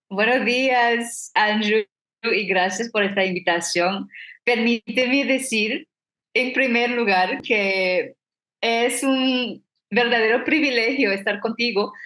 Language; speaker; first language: Spanish; non-native, fluent; English